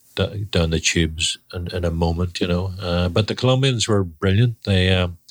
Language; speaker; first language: English; native; English